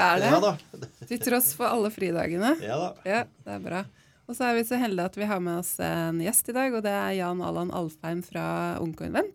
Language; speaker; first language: Norwegian; native; Norwegian